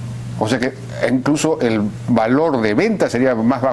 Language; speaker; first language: Spanish; native; Spanish